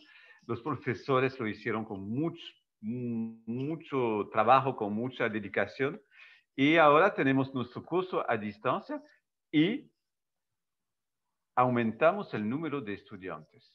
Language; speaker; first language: Spanish; non-native, fluent; French